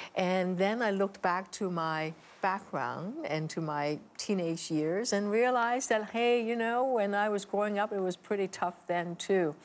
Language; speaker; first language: English; native; English